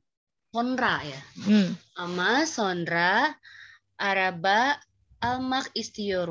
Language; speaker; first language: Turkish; non-native, learner; Indonesian